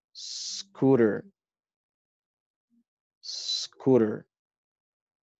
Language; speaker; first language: English; non-native, fluent; Spanish